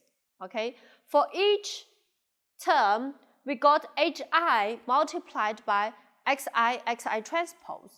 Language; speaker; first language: English; non-native, local second language; Chinese